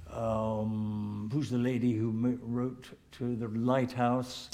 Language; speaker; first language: English; native; English